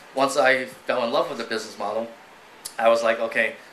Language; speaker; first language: English; native; English